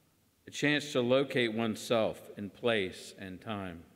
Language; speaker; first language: English; native; English